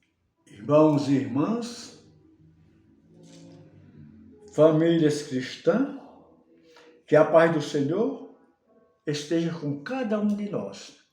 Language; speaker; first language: Portuguese; native; Portuguese